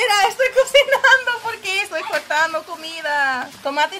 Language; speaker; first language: Spanish; non-native, learner; English